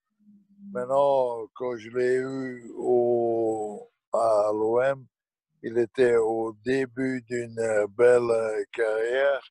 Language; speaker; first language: French; non-native, local second language; Dutch